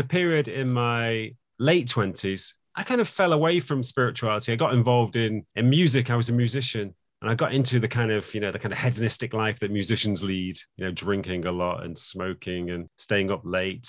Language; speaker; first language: English; native; English